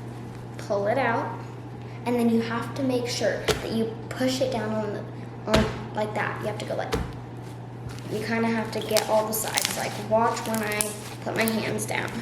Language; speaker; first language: English; native; English